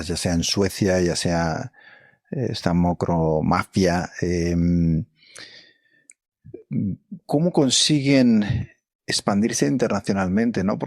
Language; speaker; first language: Spanish; native; Spanish